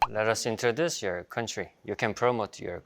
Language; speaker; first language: English; non-native, learner; Korean